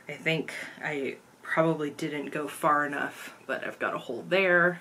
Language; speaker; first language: English; native; English